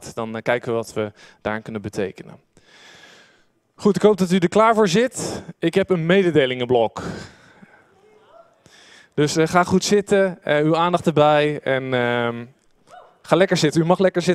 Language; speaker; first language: Dutch; native; Dutch